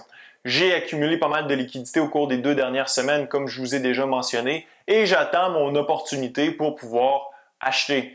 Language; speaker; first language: French; native; French